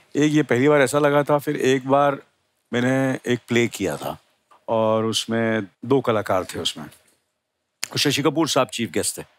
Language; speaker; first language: Hindi; native; Hindi